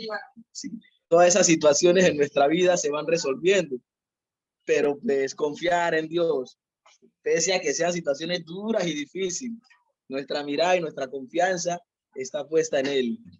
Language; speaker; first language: Spanish; native; Spanish